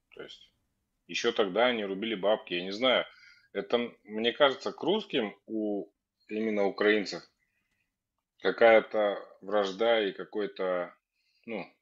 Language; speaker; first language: Russian; native; Russian